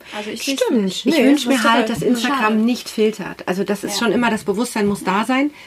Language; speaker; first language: German; native; German